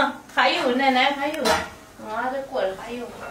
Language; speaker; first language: Chinese; native; Chinese